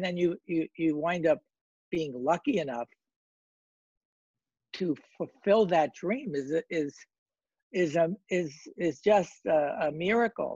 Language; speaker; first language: English; native; English